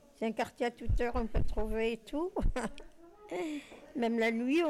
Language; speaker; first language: French; non-native, local second language; Arabic